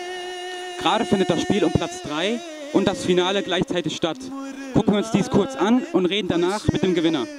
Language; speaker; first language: German; early bilingual, other home language; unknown